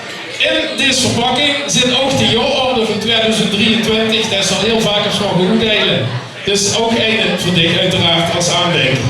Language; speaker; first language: Dutch; native; Dutch